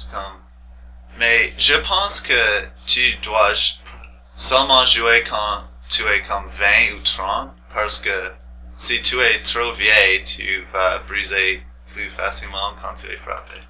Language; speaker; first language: French; non-native, learner; English